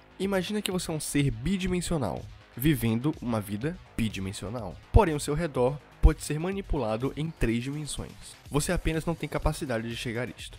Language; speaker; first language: Portuguese; native; Portuguese